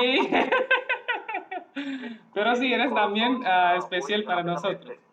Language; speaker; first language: Spanish; non-native, learner; Hindi